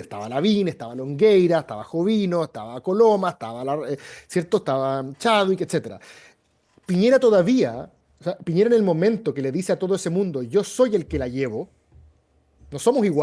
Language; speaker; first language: Spanish; native; Spanish